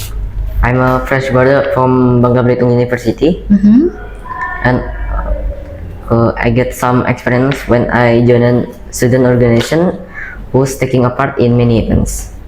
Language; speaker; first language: English; non-native, learner; Indonesian